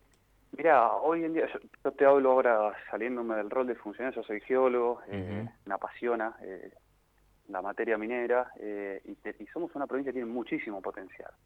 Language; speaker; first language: Spanish; native; Spanish